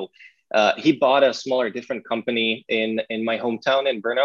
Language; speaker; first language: English; non-native, fluent; Czech